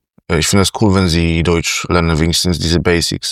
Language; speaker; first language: German; non-native, fluent; Polish